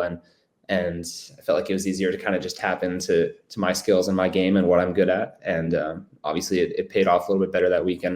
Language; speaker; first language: English; native; English